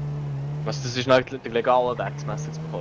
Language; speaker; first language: German; native; German